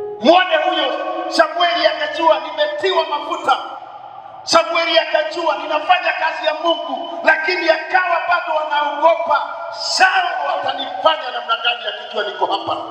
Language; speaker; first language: Swahili; non-native, local second language; Kikuyu